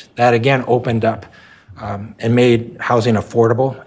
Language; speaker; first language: English; native; English